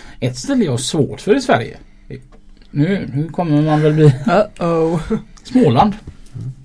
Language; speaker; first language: Swedish; native; Swedish